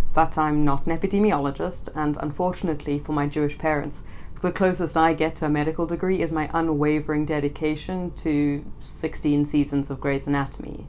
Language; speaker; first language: English; native; English